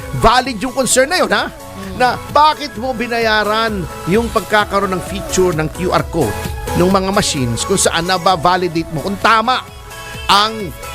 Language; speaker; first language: Filipino; native; Filipino